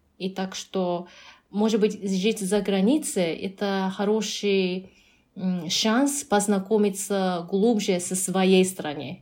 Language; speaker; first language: Russian; non-native, fluent; Japanese